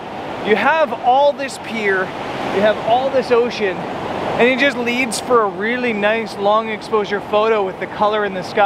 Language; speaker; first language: English; native; English